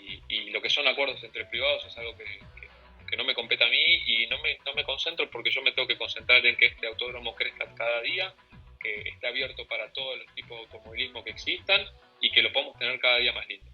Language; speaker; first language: Spanish; native; Spanish